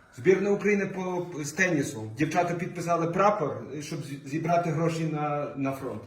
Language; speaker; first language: Ukrainian; early bilingual, heritage; Ukrainian